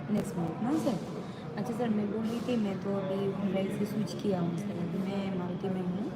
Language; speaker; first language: Hindi; non-native, local second language; Bangla